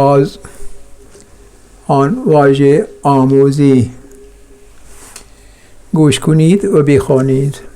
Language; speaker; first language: Persian; non-native, fluent; Kashmiri